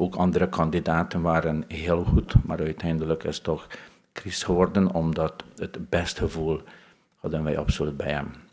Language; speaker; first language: Dutch; non-native, fluent; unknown